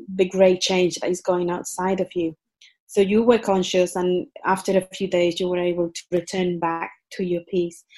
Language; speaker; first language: English; non-native, fluent; Spanish